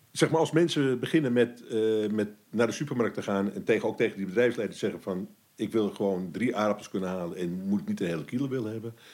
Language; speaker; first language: Dutch; native; Dutch